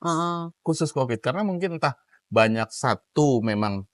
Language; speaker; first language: Indonesian; native; Indonesian